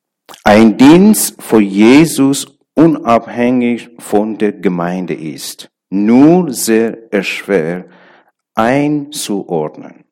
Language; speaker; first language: German; non-native, learner; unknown